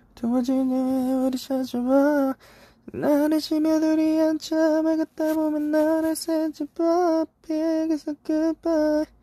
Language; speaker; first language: Korean; native; Korean